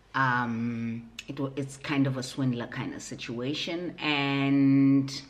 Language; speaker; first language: English; non-native, local second language; Southern Sotho